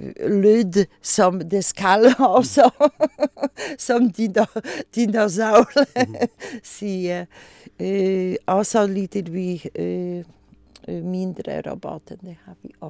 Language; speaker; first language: Danish; non-native, learner; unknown